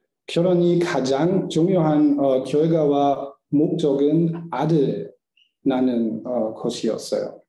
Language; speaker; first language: Korean; non-native, learner; German